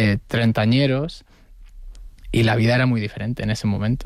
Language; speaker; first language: Spanish; native; Spanish